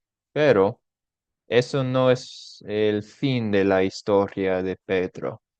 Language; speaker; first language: Spanish; non-native, fluent; English